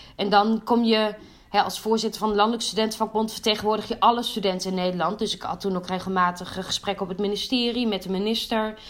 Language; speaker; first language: Dutch; native; Dutch